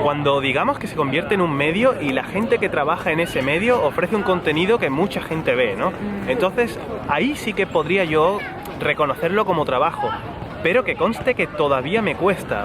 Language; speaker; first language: Spanish; native; Spanish